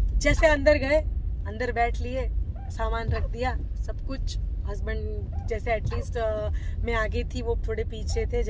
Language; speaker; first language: Hindi; non-native, local second language; Gujarati